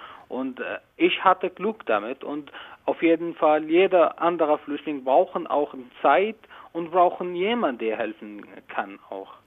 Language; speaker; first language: German; non-native, learner; Arabic